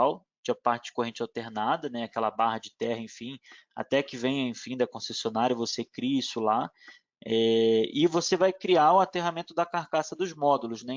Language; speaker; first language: Portuguese; native; Portuguese